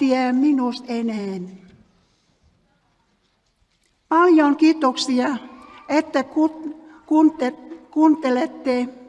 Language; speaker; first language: Finnish; non-native, learner; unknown